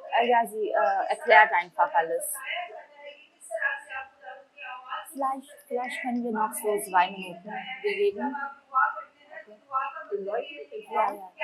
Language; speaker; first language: German; early bilingual, heritage; Urdu